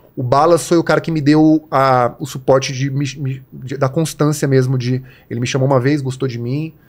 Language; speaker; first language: Portuguese; native; Portuguese